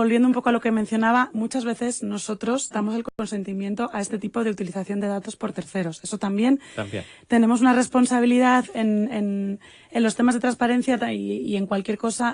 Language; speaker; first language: Spanish; native; Spanish